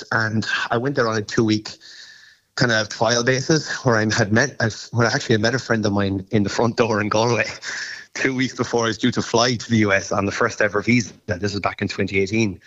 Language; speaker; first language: English; native; English